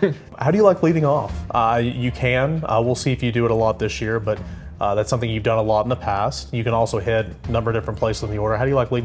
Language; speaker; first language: English; native; English